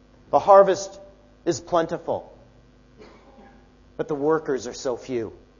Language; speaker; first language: English; native; English